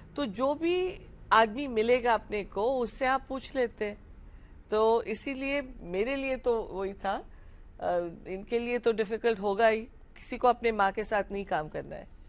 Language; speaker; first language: Hindi; non-native, local second language; Marathi